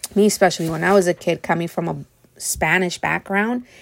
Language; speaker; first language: English; native; English